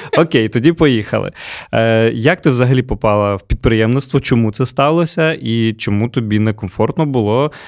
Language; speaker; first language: Ukrainian; native; Ukrainian